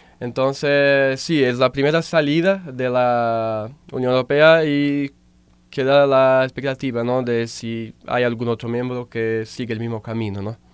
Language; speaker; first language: Spanish; non-native, fluent; Portuguese